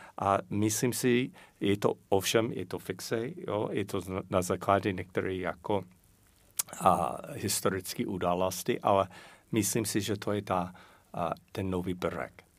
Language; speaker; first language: Czech; non-native, fluent; English